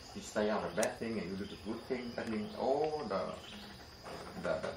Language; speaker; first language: English; non-native, fluent; Vietnamese